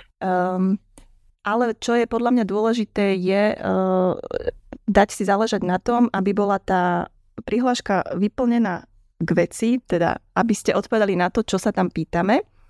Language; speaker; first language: Slovak; native; Slovak